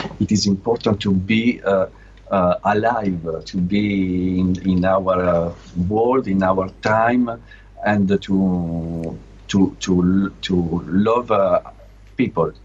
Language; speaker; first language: English; non-native, learner; Italian